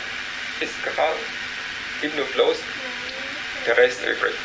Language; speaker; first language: German; non-native, learner; Vietnamese